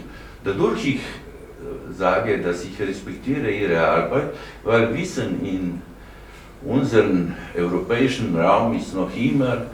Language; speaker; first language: German; non-native, learner; Slovenian